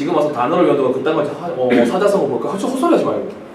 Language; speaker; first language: Korean; native; Korean